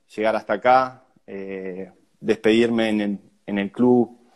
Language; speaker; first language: Spanish; native; Spanish